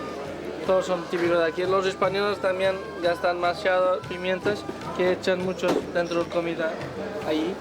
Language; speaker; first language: Spanish; non-native, learner; Turkish